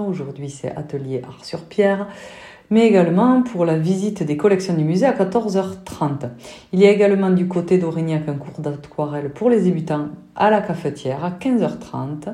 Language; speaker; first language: French; native; French